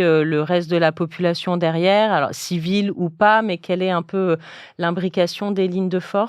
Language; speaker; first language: French; native; French